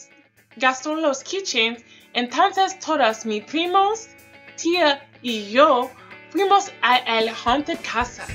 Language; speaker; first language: Spanish; non-native, learner; English